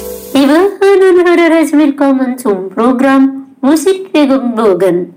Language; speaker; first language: German; non-native, learner; Indonesian